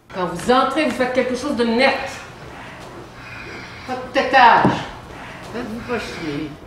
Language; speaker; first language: French; native; French